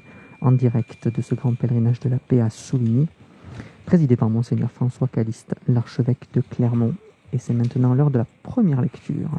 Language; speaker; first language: French; native; French